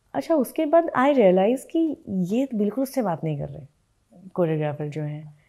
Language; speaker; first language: Hindi; native; Hindi